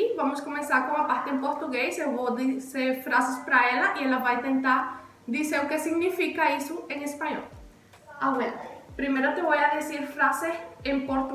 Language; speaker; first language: Portuguese; non-native, learner; Spanish